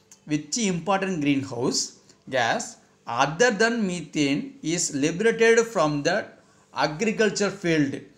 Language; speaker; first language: English; non-native, local second language; Tamil